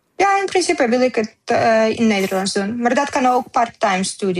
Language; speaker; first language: Dutch; non-native, learner; Ukrainian